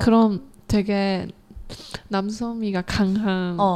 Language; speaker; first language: Korean; non-native, learner; Chinese